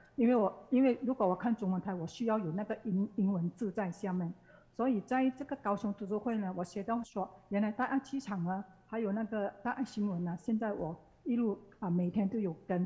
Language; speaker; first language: Chinese; non-native, learner; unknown